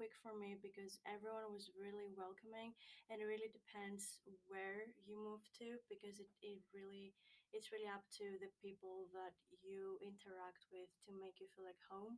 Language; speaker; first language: English; non-native, fluent; Greek